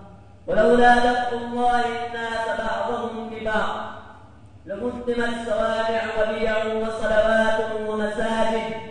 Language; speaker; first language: Arabic; non-native, fluent; Urdu